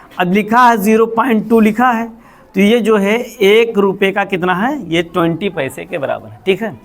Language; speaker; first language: Hindi; native; Hindi